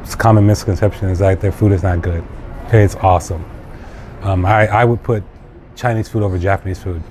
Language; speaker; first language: English; native; English